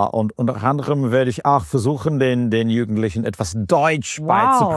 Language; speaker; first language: German; non-native, fluent; English